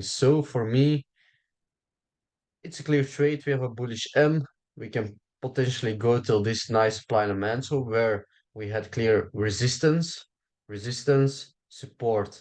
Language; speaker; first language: English; non-native, fluent; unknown